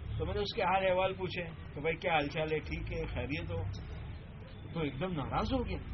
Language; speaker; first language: Urdu; native; Urdu